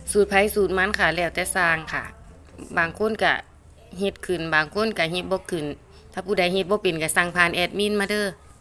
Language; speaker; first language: Thai; native; Thai